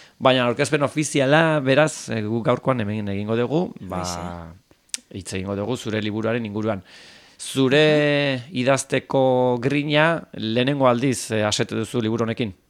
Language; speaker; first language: Basque; native; Basque